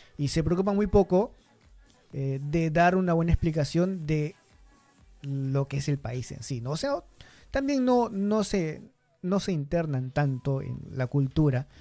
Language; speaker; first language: Spanish; native; Spanish